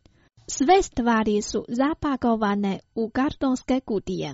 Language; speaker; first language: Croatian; non-native, fluent; Chinese